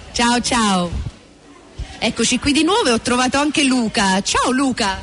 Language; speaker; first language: Italian; native; Italian